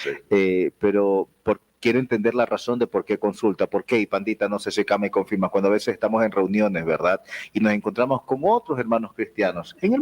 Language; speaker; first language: Spanish; native; Spanish